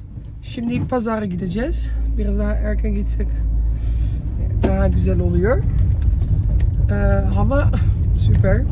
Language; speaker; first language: Turkish; early bilingual, heritage; Turkish